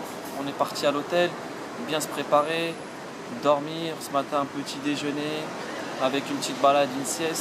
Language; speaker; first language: French; native; French